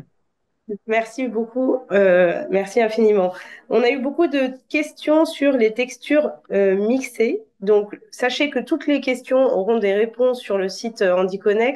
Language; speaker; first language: French; native; French